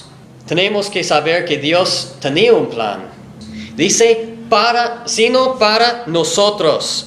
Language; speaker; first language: Spanish; non-native, fluent; English